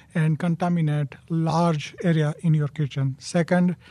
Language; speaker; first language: English; non-native, local second language; Gujarati